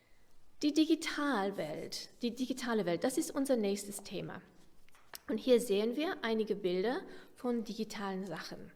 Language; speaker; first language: German; non-native, fluent; English